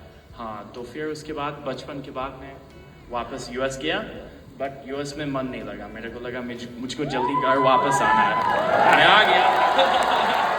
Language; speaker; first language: Hindi; early bilingual, other home language; English